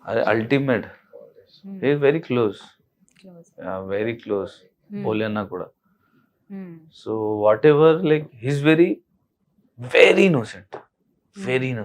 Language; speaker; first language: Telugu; non-native, learner; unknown